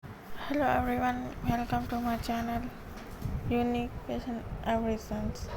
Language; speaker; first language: English; non-native, learner; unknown